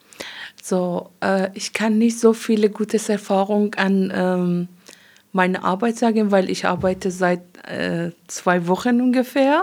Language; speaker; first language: German; non-native, learner; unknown